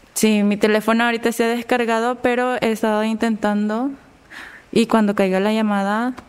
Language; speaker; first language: Spanish; native; Spanish